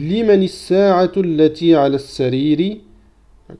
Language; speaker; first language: Arabic; non-native, fluent; French